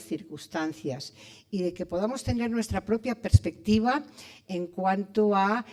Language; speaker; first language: Spanish; native; Spanish